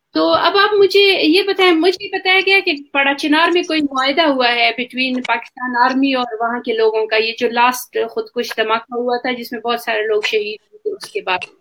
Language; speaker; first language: Urdu; non-native, local second language; Pashto